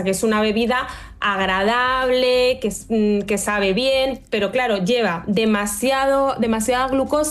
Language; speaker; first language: Spanish; native; Spanish